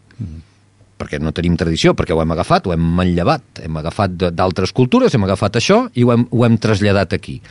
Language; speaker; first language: Catalan; native; Catalan